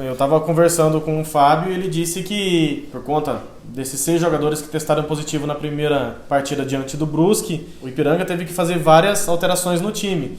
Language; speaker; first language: Portuguese; native; Portuguese